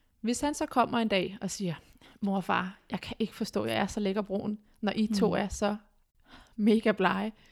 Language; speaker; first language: Danish; native; Danish